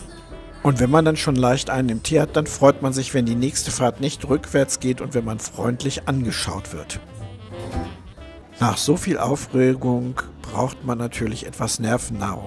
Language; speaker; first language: German; native; German